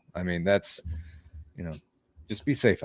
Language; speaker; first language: English; native; English